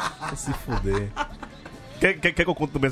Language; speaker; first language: Portuguese; native; Portuguese